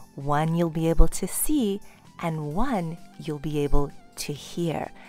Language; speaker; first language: English; native; English